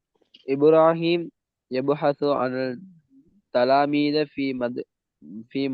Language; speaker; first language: Arabic; non-native, learner; Tamil